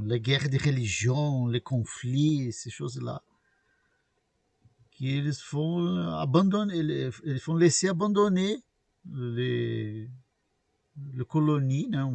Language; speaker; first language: French; non-native, learner; Portuguese